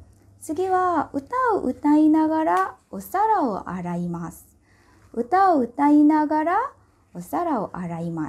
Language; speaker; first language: Japanese; non-native, fluent; Indonesian